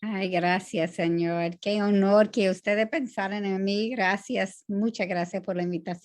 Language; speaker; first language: Spanish; non-native, fluent; English